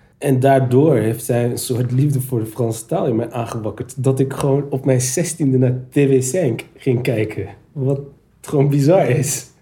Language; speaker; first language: Dutch; early bilingual, other home language; Turkish